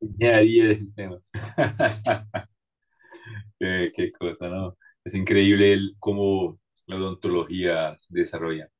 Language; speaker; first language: Spanish; non-native, fluent; Portuguese